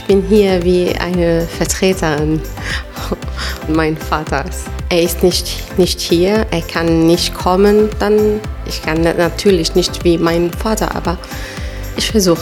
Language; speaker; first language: German; non-native, learner; Arabic